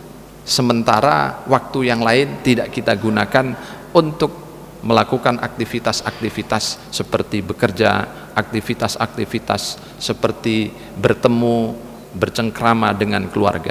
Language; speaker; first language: Indonesian; native; Indonesian